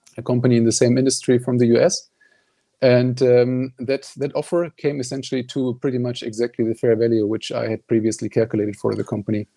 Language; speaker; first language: English; non-native, fluent; German